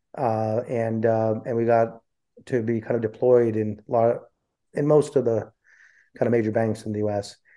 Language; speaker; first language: English; early bilingual, other home language; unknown